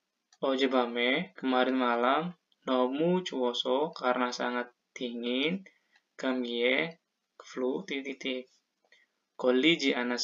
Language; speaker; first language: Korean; non-native, fluent; Indonesian